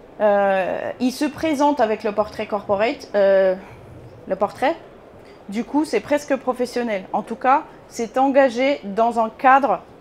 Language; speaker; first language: French; non-native, fluent; Bulgarian